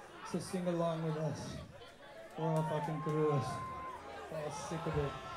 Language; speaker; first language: English; early bilingual, other home language; Spanish